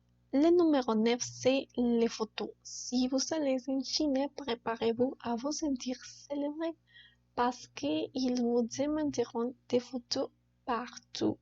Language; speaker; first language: French; non-native, learner; Spanish